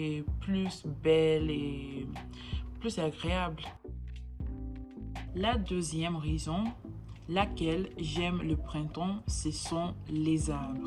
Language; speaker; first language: French; non-native, learner; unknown